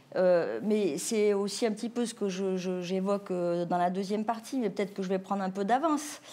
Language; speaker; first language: French; native; French